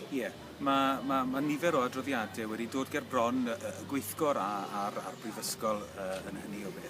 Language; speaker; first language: Welsh; native; Welsh